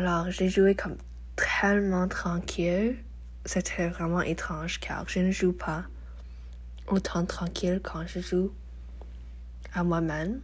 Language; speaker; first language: French; non-native, learner; English